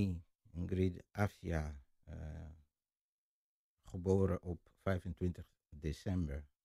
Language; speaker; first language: Dutch; non-native, fluent; Lingala